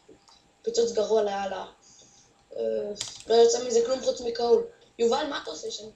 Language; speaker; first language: Hebrew; native; Hebrew